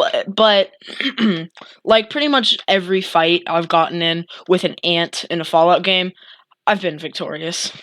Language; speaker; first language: English; native; English